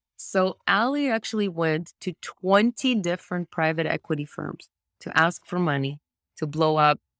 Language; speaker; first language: English; early bilingual, other home language; Russian